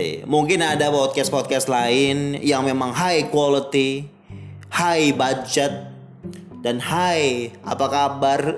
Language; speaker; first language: Indonesian; native; Indonesian